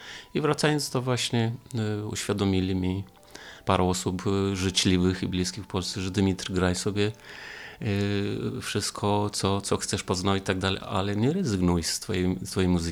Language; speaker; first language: Polish; non-native, fluent; Romanian